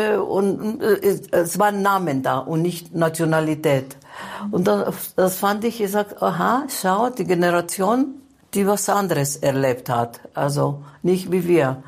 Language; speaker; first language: German; non-native, fluent; Greek